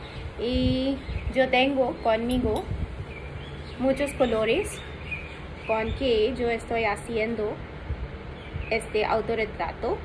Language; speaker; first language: Spanish; non-native, learner; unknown